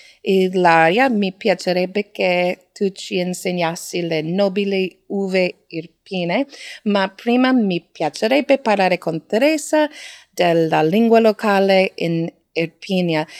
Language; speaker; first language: Italian; non-native, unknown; English